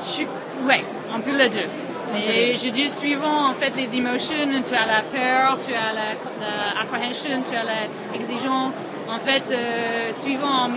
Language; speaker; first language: French; non-native, fluent; English